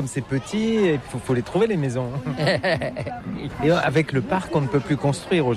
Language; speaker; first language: French; native; French